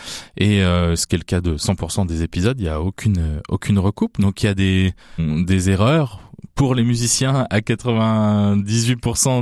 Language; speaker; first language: French; native; French